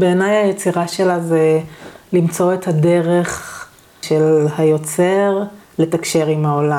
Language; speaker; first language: Hebrew; native; Hebrew